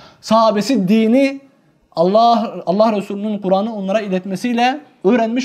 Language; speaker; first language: Turkish; native; Turkish